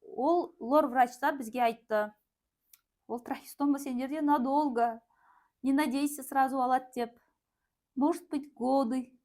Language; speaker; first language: Russian; non-native, local second language; Kazakh